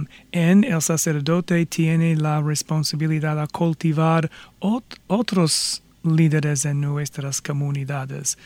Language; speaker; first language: Spanish; non-native, fluent; English